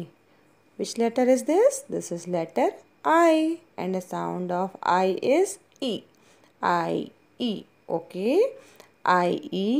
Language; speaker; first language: English; non-native, local second language; Hindi